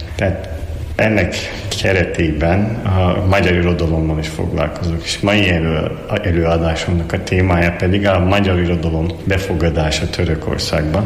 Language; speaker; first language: Hungarian; non-native, fluent; Turkish